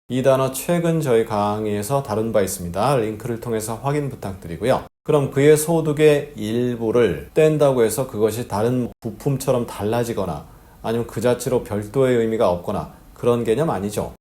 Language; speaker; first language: Korean; native; Korean